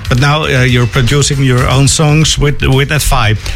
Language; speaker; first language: English; non-native, fluent; Dutch